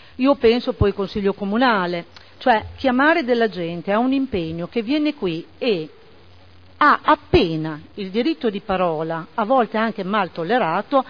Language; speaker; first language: Italian; native; Italian